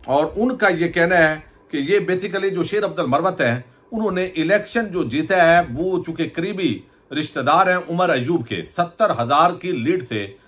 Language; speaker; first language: Urdu; native; Urdu